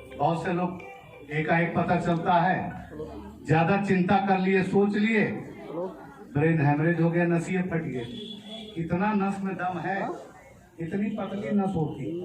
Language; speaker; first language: Hindi; native; Hindi